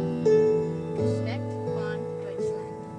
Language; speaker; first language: German; non-native, learner; English